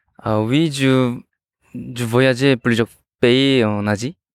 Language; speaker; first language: French; non-native, learner; Korean